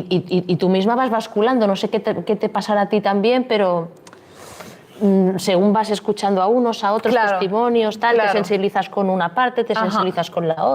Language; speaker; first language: Spanish; native; Spanish